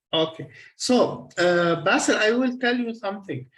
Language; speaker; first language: English; non-native, fluent; Arabic